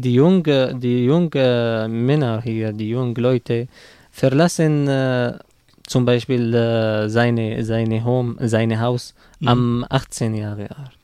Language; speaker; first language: German; non-native, learner; Arabic